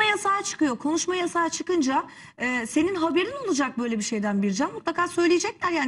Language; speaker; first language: Turkish; native; Turkish